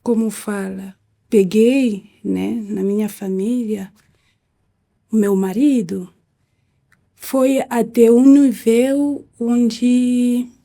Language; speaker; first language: Portuguese; non-native, fluent; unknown